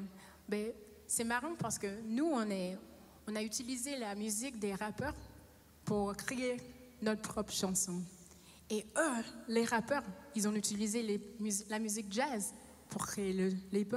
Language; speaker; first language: French; non-native, fluent; English